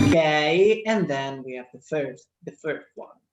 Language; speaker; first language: English; non-native, fluent; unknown